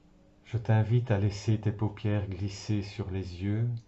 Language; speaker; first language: French; native; French